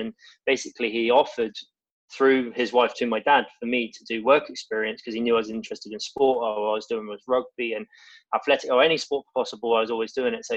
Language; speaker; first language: English; native; English